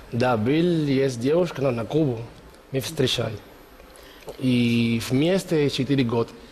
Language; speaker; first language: Russian; non-native, learner; Spanish